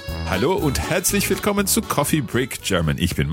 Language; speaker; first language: German; non-native, fluent; English